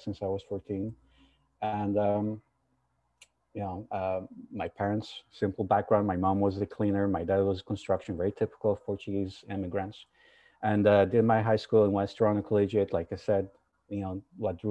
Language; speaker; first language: English; non-native, fluent; Portuguese